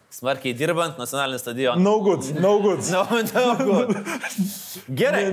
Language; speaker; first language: Lithuanian; native; Lithuanian